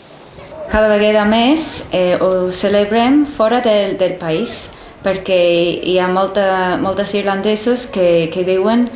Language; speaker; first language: Catalan; non-native, learner; English